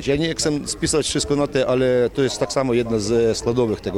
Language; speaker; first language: Polish; non-native, learner; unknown